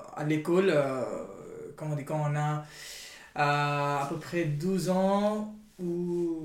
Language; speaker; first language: French; non-native, learner; Urdu